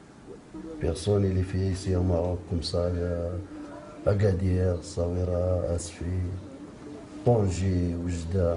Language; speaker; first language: French; non-native, learner; Arabic